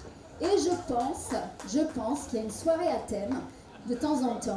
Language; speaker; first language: French; native; French